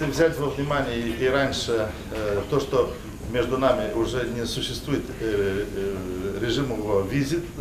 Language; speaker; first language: Russian; non-native, local second language; Romanian